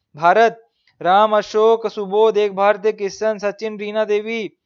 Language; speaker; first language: Hindi; native; Hindi